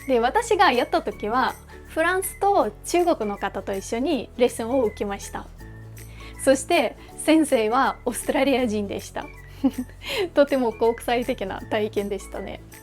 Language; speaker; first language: Japanese; non-native, fluent; Russian